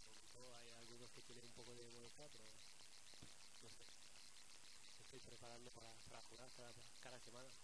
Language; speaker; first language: Spanish; non-native, fluent; French